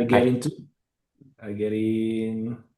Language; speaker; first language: English; non-native, learner; Spanish